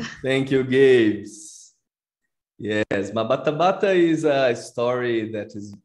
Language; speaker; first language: English; non-native, fluent; Portuguese